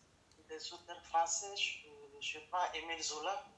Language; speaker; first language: French; non-native, fluent; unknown